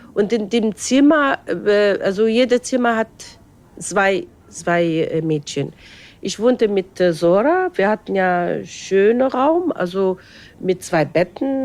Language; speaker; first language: German; non-native, fluent; Arabic